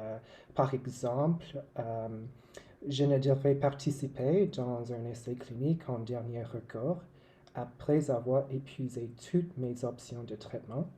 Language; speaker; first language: French; non-native, local second language; English